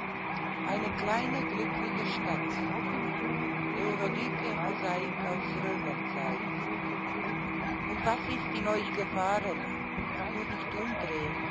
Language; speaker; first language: German; non-native, fluent; Croatian